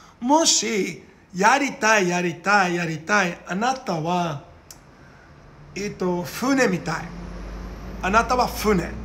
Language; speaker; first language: Japanese; non-native, learner; Portuguese